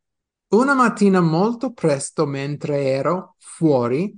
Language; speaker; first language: Italian; non-native, fluent; English